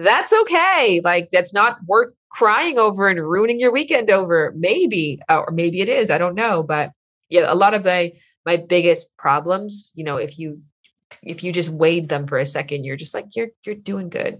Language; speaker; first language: English; native; English